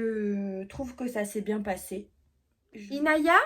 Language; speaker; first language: French; native; French